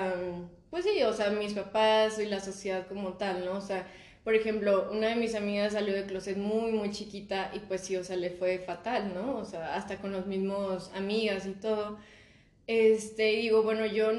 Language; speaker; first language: Spanish; native; Spanish